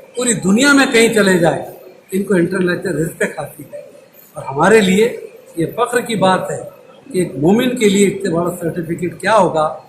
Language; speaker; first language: Hindi; non-native, local second language; Urdu